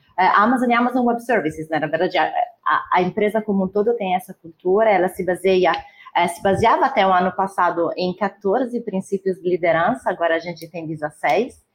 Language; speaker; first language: Portuguese; non-native, fluent; Italian